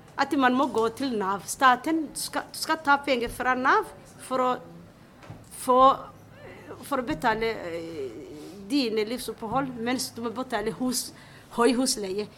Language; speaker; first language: Norwegian; non-native, fluent; Somali